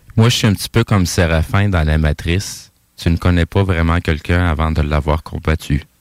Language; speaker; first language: French; native; French